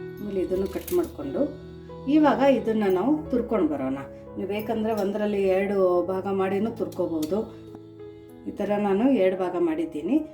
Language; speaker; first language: Kannada; native; Kannada